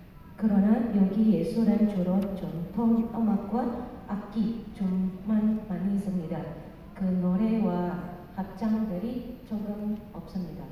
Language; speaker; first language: Korean; non-native, learner; Indonesian